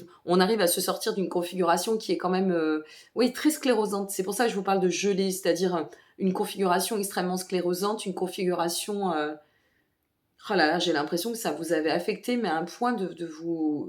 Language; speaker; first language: French; native; French